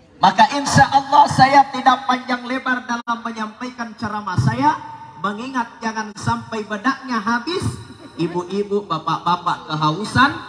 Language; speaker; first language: Indonesian; non-native, local second language; Buginese